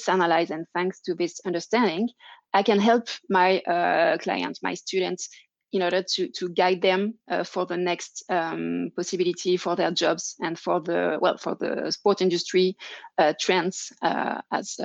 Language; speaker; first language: English; non-native, fluent; French